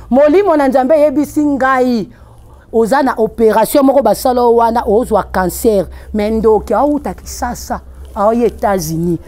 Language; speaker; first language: Lingala; non-native, local second language; Kongo